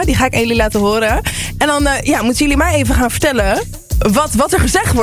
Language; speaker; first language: Dutch; native; Dutch